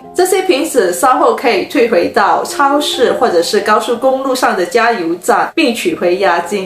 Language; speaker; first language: Chinese; native; Chinese